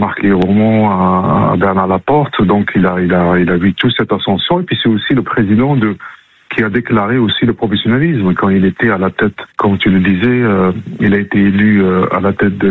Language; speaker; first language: French; non-native, local second language; Arabic